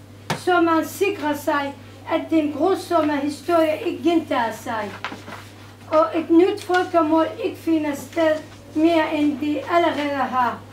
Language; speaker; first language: Danish; non-native, fluent; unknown